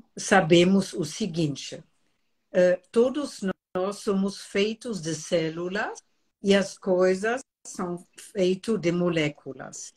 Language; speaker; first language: Portuguese; non-native, fluent; German